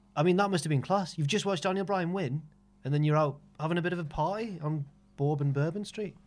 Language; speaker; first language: English; native; English